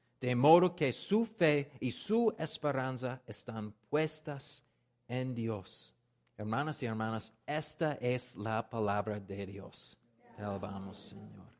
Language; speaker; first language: Spanish; non-native, learner; English